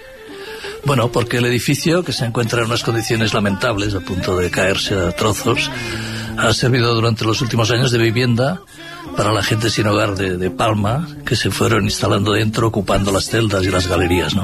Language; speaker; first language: Spanish; native; Spanish